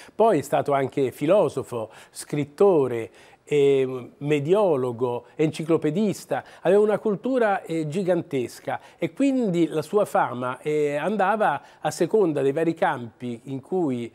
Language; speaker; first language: Italian; native; Italian